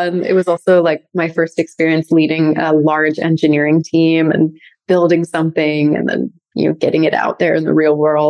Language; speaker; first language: English; native; English